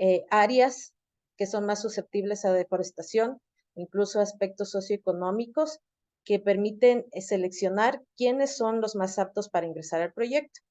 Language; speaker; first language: Spanish; native; Spanish